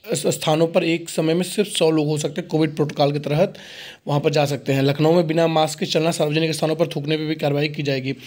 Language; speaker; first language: Hindi; native; Hindi